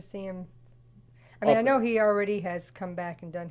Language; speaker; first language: English; native; English